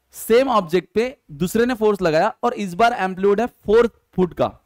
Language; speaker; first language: Hindi; non-native, local second language; Marathi